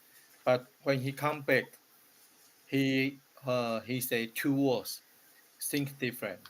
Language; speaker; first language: English; non-native, learner; Chinese